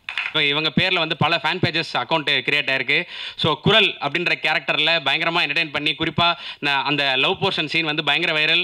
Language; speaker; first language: Tamil; native; Tamil